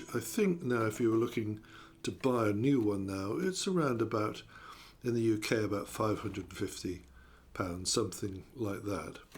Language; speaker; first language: English; native; English